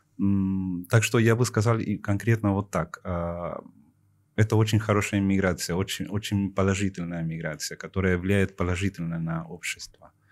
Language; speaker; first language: Russian; non-native, fluent; Spanish